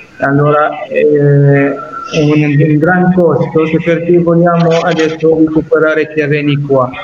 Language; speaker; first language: Italian; non-native, fluent; Arabic